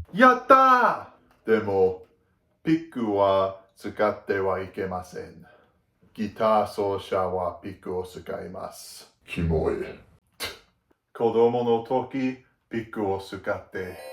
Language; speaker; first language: Japanese; non-native, learner; English